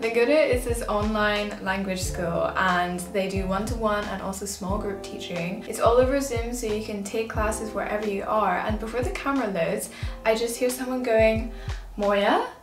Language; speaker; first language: English; native; English